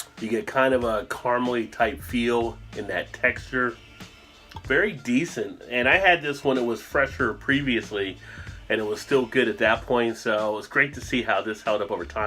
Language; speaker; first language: English; native; English